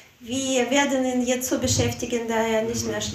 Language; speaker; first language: German; non-native, fluent; Russian